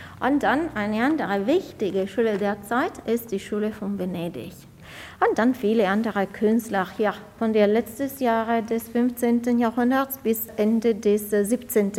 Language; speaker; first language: German; non-native, fluent; Italian